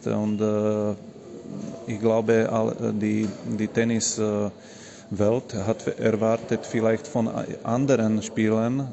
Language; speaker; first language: German; non-native, fluent; Slovak